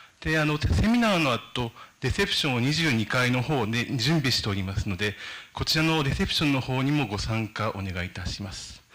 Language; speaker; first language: Japanese; native; Japanese